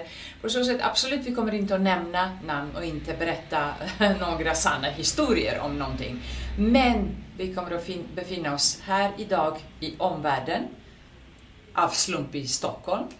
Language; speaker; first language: Swedish; non-native, fluent; Serbian